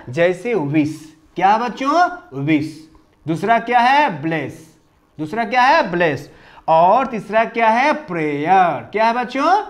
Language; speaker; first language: Hindi; native; Hindi